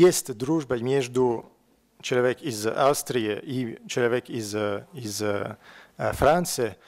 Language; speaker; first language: Russian; non-native, learner; French